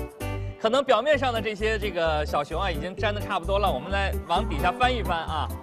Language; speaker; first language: Chinese; native; Chinese